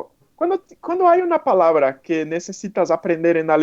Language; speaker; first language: Spanish; non-native, fluent; Portuguese